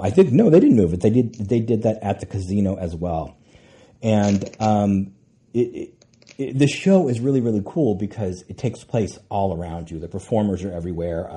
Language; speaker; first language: English; native; English